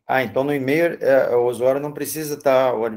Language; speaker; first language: Portuguese; native; Portuguese